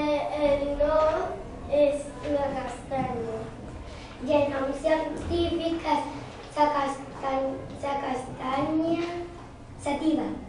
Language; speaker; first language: Catalan; non-native, local second language; Spanish